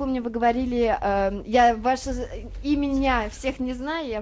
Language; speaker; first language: Russian; non-native, learner; French